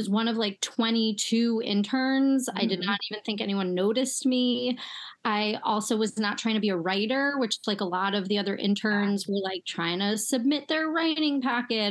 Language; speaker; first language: English; native; English